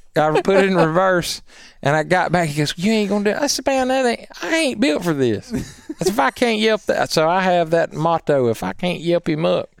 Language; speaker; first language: English; native; English